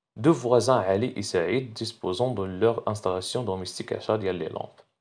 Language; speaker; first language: French; non-native, local second language; Arabic